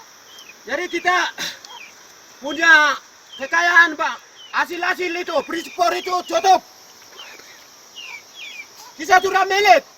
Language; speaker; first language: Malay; non-native, local second language; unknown